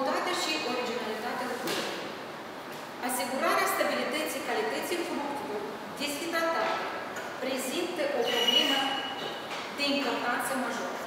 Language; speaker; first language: Romanian; native; Romanian